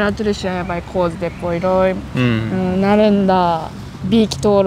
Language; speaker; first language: Kyrgyz; non-native, learner; Japanese